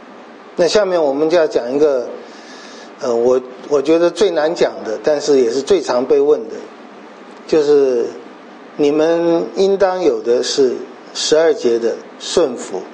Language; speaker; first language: Chinese; native; Chinese